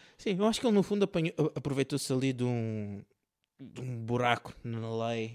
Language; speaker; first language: Portuguese; native; Portuguese